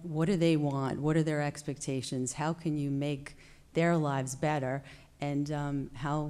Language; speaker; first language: English; native; English